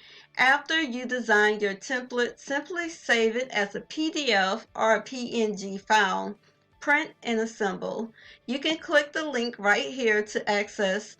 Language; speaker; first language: English; native; English